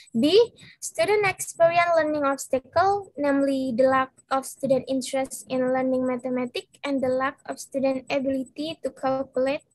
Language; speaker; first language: English; non-native, learner; Indonesian